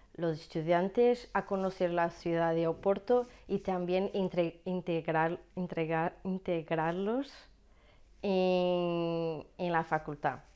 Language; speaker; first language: Spanish; non-native, learner; Portuguese